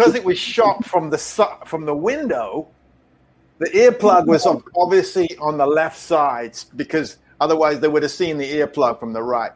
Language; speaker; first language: English; native; English